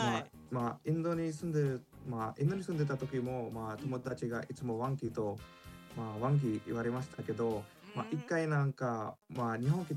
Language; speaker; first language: Japanese; non-native, fluent; Hindi